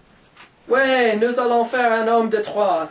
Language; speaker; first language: French; non-native, learner; English